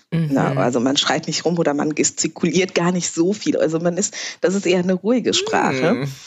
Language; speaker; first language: German; early bilingual, other home language; Kinyarwanda